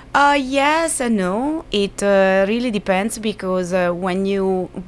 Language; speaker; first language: English; non-native, fluent; Italian